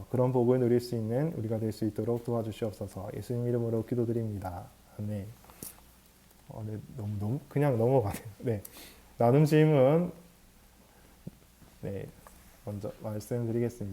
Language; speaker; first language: Korean; native; Korean